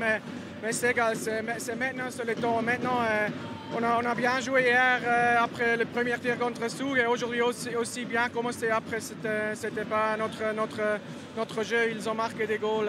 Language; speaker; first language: French; non-native, local second language; German